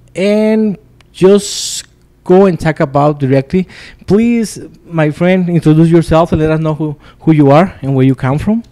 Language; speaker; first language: English; non-native, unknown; Spanish